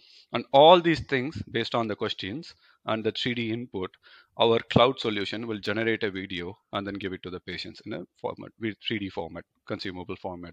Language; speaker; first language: English; non-native, local second language; Tamil